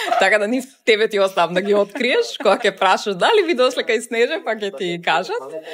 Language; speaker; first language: Macedonian; native; Macedonian